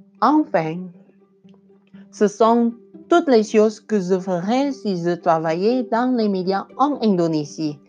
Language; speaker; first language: French; non-native, learner; Indonesian